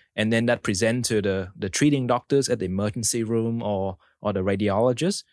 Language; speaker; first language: English; early bilingual, other home language; Vietnamese